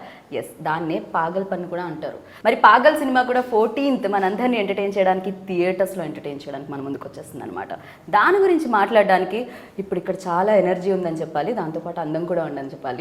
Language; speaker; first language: Telugu; native; Telugu